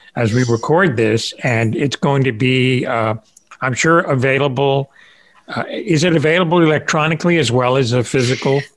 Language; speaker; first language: English; early bilingual, other home language; Spanish